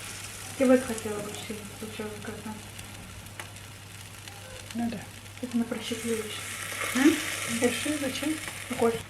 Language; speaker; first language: Russian; non-native, local second language; Azerbaijani